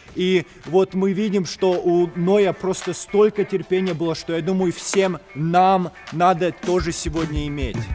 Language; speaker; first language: Russian; early bilingual, heritage; Russian